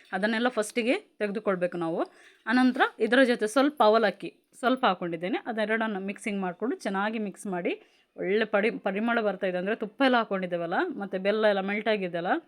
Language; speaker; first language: Kannada; non-native, local second language; Tulu